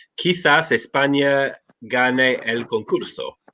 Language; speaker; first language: Spanish; non-native, learner; English